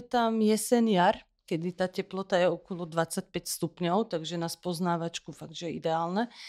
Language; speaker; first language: Slovak; early bilingual, heritage; Slovak